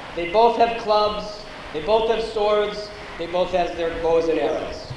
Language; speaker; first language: English; native; English